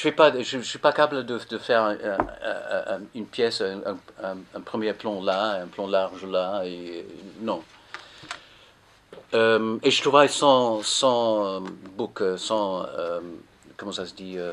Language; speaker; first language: French; non-native, fluent; English